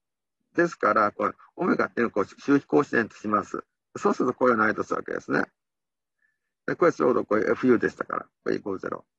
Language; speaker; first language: Japanese; native; Japanese